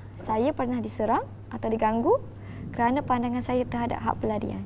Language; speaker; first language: Malay; native; Malay